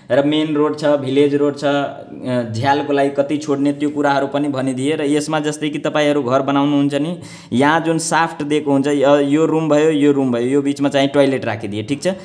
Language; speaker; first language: Nepali; native; Nepali